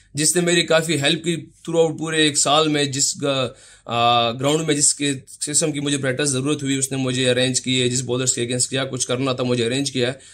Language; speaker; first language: Urdu; non-native, local second language; Pashto